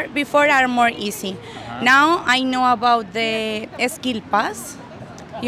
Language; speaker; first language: English; non-native, learner; Spanish